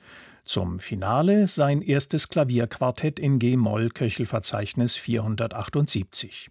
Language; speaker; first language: German; native; German